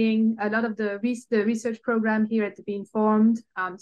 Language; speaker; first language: English; non-native, fluent; French